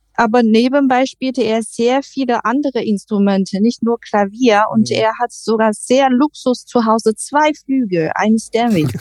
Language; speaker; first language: German; non-native, learner; Chinese